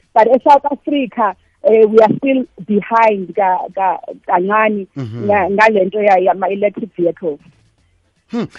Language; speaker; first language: South Ndebele; non-native, local second language; Venda